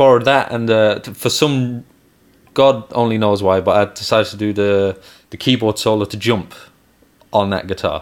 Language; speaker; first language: English; native; English